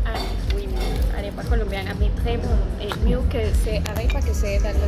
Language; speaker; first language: French; non-native, learner; Spanish